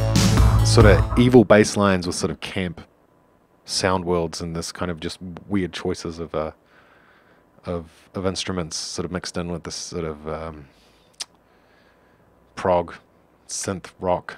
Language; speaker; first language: English; native; English